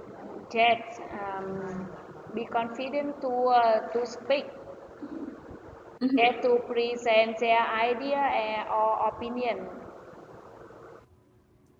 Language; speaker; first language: English; non-native, learner; Vietnamese